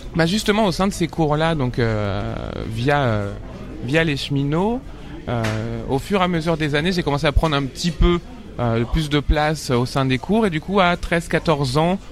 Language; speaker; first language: French; native; French